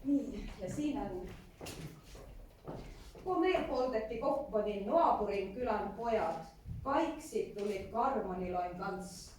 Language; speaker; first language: Finnish; non-native, fluent; Estonian